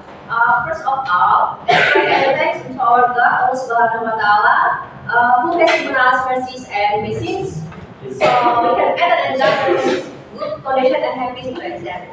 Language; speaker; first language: English; non-native, learner; Indonesian